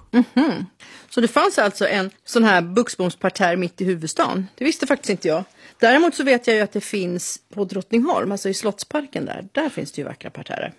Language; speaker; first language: Swedish; native; Swedish